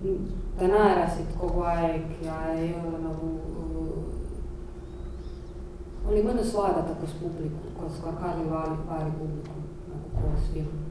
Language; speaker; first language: Estonian; non-native, learner; Croatian